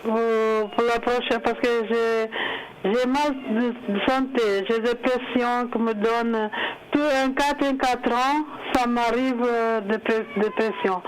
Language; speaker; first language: French; non-native, learner; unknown